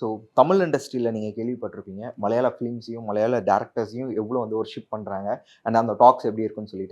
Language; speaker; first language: Tamil; native; Tamil